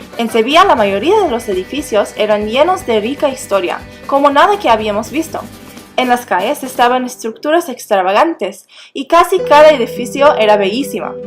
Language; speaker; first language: Spanish; non-native, learner; English